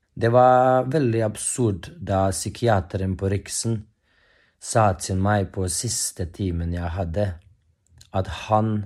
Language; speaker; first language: Norwegian; non-native, fluent; Bosnian